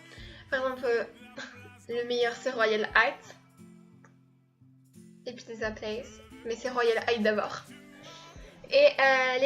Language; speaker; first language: French; native; French